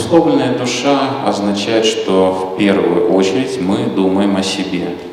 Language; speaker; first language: Russian; native; Russian